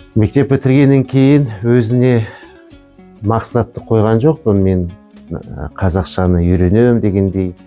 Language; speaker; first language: Kazakh; non-native, local second language; Chechen